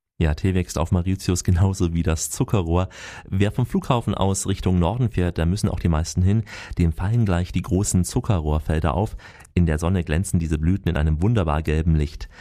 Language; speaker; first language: German; native; German